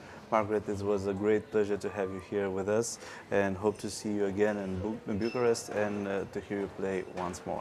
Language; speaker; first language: English; non-native, fluent; Romanian